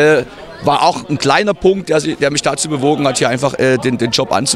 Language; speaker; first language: German; native; German